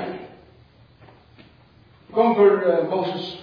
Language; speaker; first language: Swedish; non-native, learner; Faroese